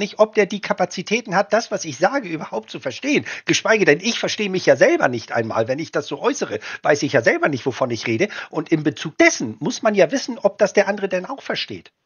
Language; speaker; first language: German; native; German